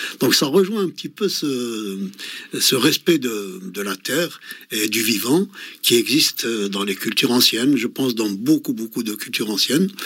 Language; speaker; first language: French; non-native, local second language; Kabyle